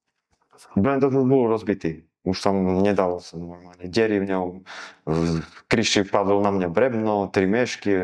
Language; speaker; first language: Russian; non-native, learner; Slovak